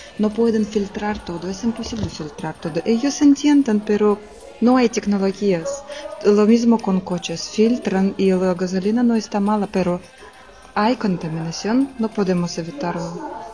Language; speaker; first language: Spanish; non-native, learner; Russian